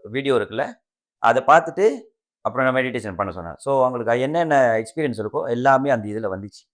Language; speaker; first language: Tamil; early bilingual, heritage; Tamil